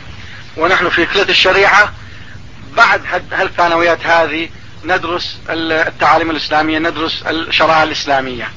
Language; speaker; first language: Arabic; non-native, fluent; Turkish